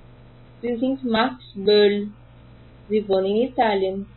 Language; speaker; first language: German; non-native, fluent; Portuguese